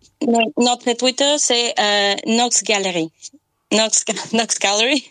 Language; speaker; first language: French; non-native, learner; Spanish